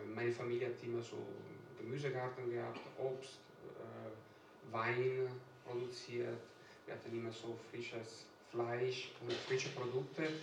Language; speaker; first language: German; non-native, fluent; Italian